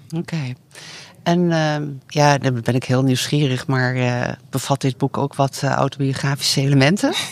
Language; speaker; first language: Dutch; native; Dutch